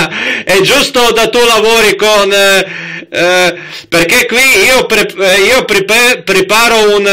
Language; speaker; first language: Italian; non-native, learner; Croatian